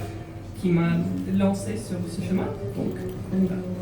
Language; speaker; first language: French; non-native, fluent; English